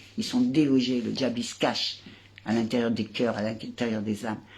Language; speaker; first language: French; native; French